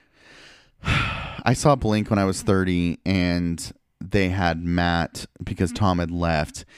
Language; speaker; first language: English; early bilingual, other home language; Spanish